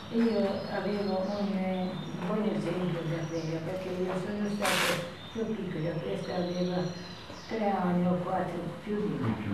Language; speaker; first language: Italian; non-native, learner; Albanian